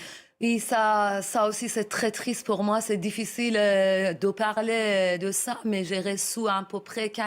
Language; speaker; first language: French; non-native, learner; Persian